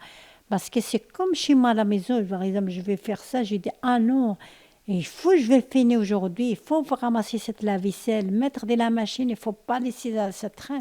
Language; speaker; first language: French; non-native, learner; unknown